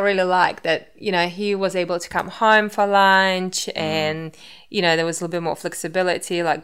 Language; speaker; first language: English; non-native, fluent; Russian